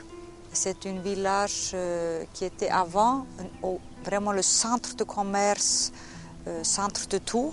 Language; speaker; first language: French; non-native, fluent; Icelandic